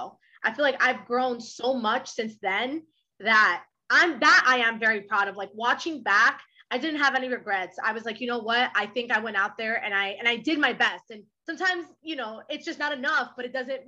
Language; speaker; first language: English; early bilingual, other home language; Spanish